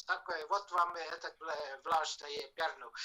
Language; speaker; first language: Russian; non-native, fluent; Estonian